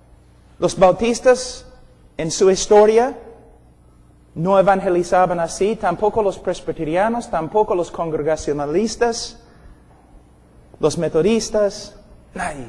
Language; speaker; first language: Spanish; non-native, fluent; English